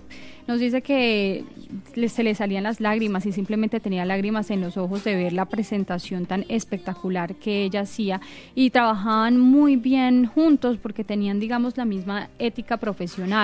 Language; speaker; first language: Spanish; native; Spanish